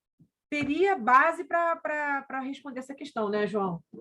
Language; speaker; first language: Portuguese; native; Portuguese